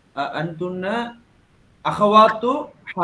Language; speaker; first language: Arabic; non-native, learner; Tamil